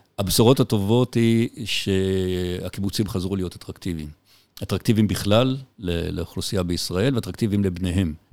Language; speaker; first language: Hebrew; native; Hebrew